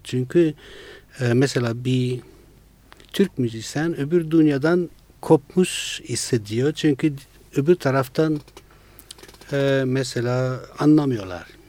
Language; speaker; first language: Turkish; non-native, fluent; Italian